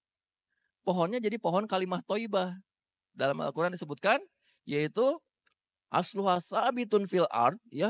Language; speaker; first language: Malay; non-native, local second language; Sundanese